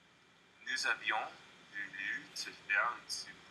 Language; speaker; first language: French; non-native, learner; English